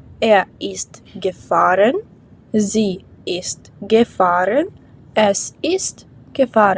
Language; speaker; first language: German; non-native, fluent; Ukrainian